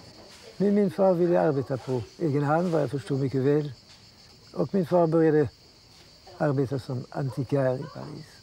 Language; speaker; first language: Swedish; early bilingual, heritage; Swedish